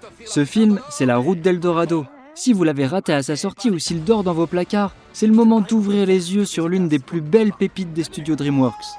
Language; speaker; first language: French; native; French